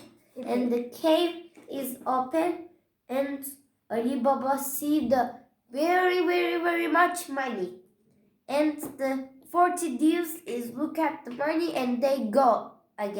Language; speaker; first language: English; non-native, learner; Turkish